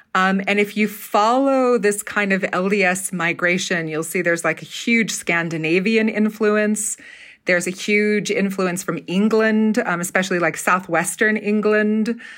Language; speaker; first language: English; native; English